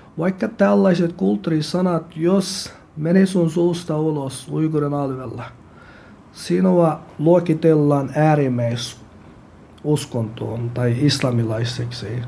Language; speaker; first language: Finnish; non-native, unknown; Uyghur